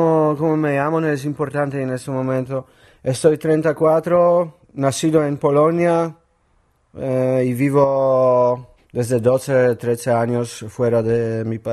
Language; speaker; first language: Spanish; non-native, learner; Polish